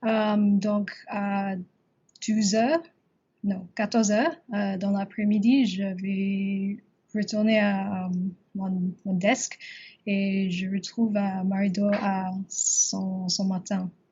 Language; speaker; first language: French; non-native, learner; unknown